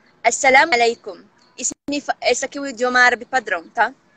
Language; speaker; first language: Portuguese; non-native, fluent; Arabic